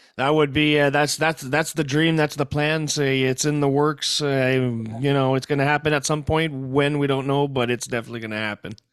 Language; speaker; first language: English; non-native, fluent; French